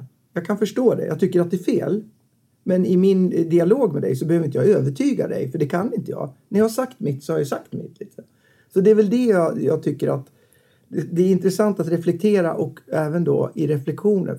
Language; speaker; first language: Swedish; native; Swedish